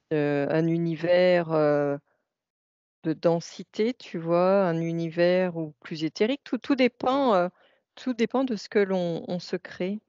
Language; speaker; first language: French; native; French